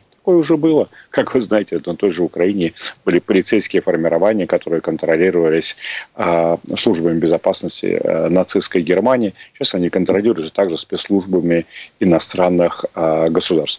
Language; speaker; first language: Russian; native; Russian